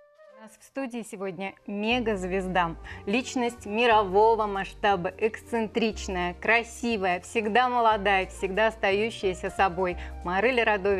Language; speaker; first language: Russian; native; Russian